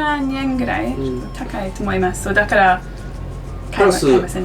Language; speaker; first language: Japanese; non-native, learner; English